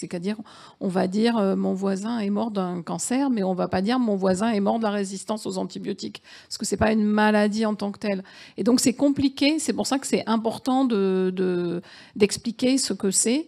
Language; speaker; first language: French; native; French